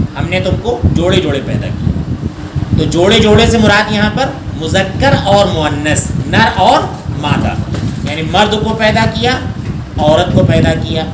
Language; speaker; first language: Urdu; native; Urdu